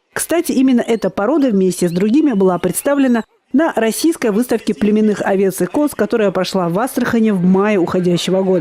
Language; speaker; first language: Russian; native; Russian